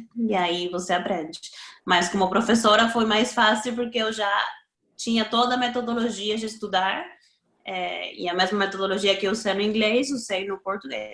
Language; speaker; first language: Portuguese; non-native, fluent; Spanish